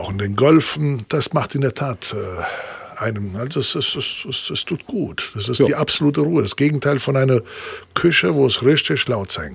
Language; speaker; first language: German; native; German